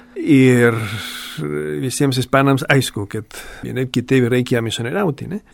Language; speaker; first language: Lithuanian; non-native, fluent; Spanish